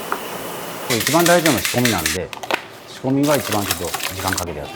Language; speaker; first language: Japanese; native; Japanese